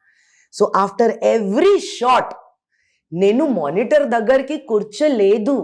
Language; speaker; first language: Telugu; non-native, local second language; Hindi